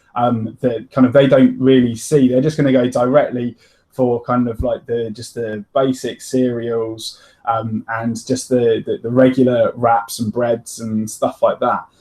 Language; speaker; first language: English; native; English